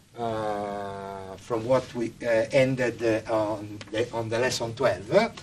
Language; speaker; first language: English; non-native, fluent; Italian